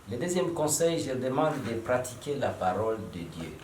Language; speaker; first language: French; non-native, local second language; Swahili